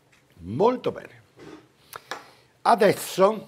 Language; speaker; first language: Italian; native; Italian